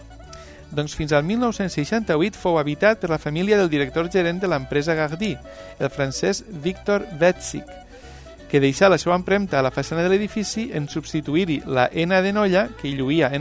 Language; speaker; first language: Catalan; native; Catalan